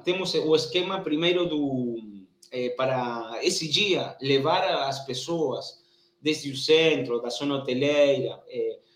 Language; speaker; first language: Portuguese; non-native, learner; Spanish